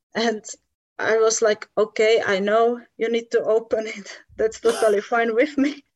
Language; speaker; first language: English; non-native, fluent; Czech